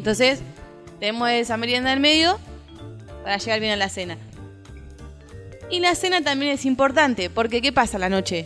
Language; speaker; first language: Spanish; native; Spanish